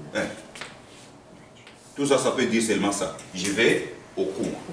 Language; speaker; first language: French; non-native, fluent; Korean